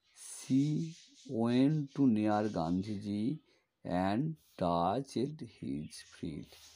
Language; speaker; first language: English; non-native, local second language; Bangla